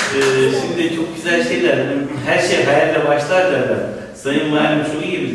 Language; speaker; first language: Turkish; native; Turkish